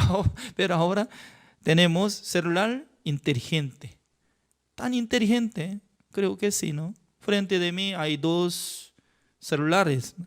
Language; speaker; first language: Spanish; non-native, fluent; Korean